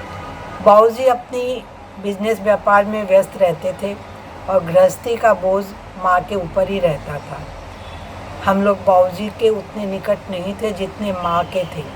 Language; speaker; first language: Hindi; native; Hindi